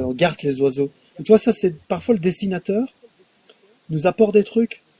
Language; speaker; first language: French; native; French